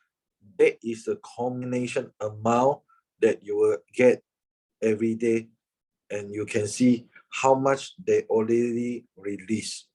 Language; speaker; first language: English; non-native, fluent; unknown